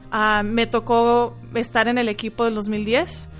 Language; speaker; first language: Spanish; early bilingual, heritage; Spanish